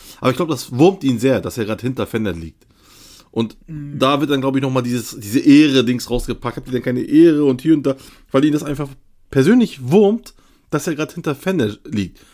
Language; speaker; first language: German; early bilingual, other home language; Turkish